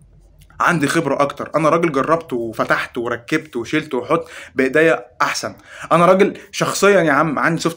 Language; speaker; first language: Arabic; native; Arabic